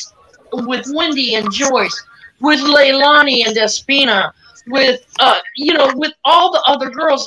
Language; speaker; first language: English; native; English